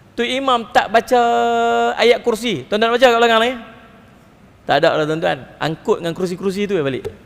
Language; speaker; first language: Malay; native; Malay